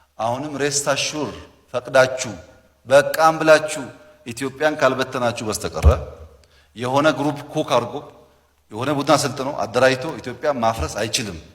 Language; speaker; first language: Amharic; non-native, local second language; Oromo